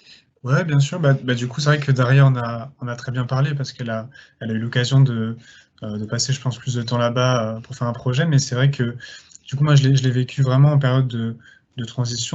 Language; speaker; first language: French; native; French